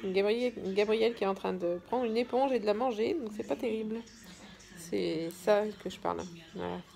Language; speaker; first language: French; native; French